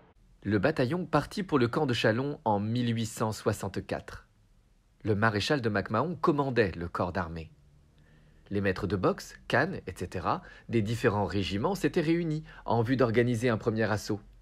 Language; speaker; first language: French; native; French